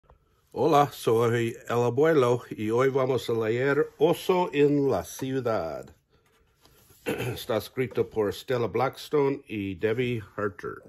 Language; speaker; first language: Spanish; non-native, learner; English